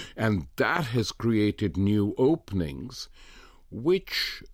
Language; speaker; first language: English; non-native, local second language; Punjabi